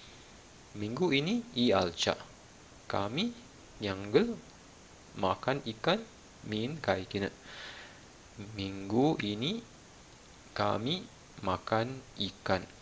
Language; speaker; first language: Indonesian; non-native, fluent; Malayalam